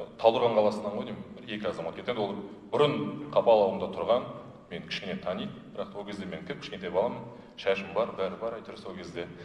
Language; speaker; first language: Kazakh; non-native, local second language; Russian